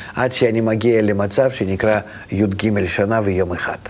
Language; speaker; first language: Hebrew; non-native, fluent; Russian